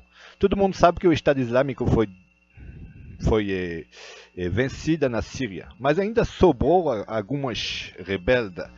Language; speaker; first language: Portuguese; non-native, fluent; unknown